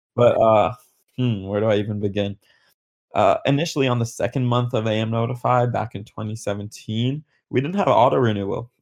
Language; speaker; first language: English; native; English